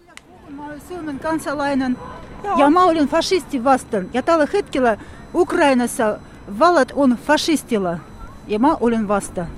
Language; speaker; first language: Finnish; non-native, learner; Russian